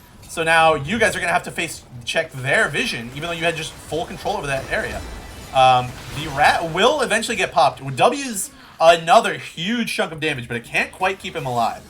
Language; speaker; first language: English; native; English